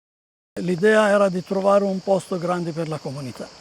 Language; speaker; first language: Italian; non-native, fluent; Arabic